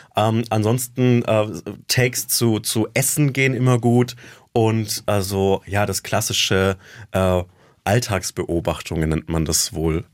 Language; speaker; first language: German; native; German